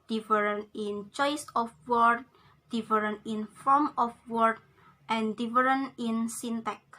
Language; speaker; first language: English; non-native, learner; Indonesian